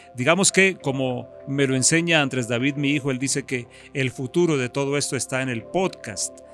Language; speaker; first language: Spanish; native; Spanish